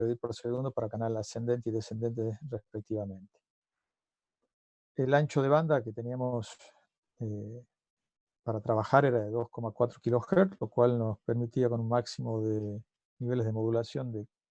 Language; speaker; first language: Spanish; native; Spanish